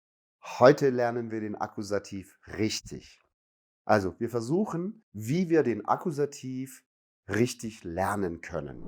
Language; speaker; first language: German; non-native, fluent; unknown